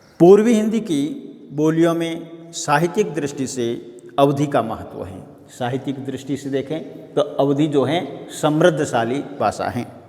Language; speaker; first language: Hindi; native; Hindi